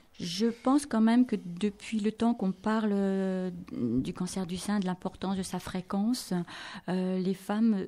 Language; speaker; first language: French; native; French